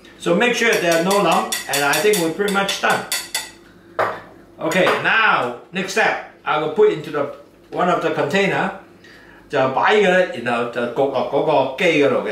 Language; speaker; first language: English; non-native, local second language; Cantonese